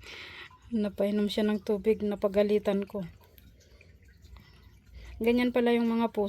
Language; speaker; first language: Filipino; native; Filipino